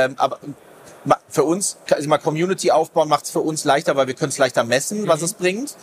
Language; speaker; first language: German; native; German